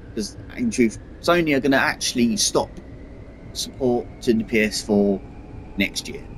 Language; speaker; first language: English; native; English